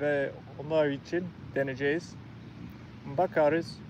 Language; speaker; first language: Turkish; non-native, learner; English